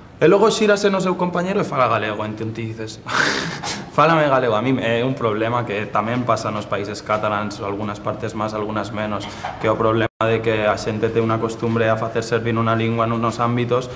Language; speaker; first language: Galician; non-native, fluent; Catalan